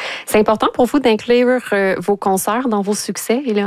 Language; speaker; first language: French; native; French